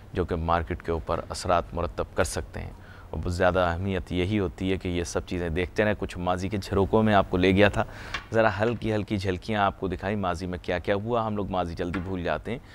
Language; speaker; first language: Urdu; native; Urdu